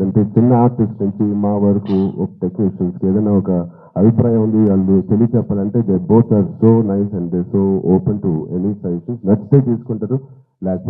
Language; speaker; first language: Telugu; native; Telugu